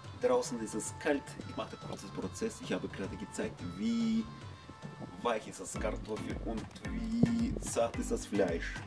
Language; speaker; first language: German; non-native, learner; Russian